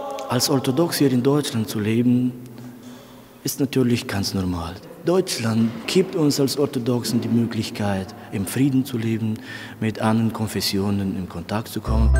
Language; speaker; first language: German; non-native, fluent; Romanian